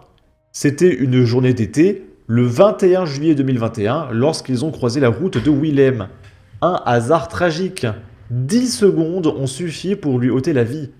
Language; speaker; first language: French; native; French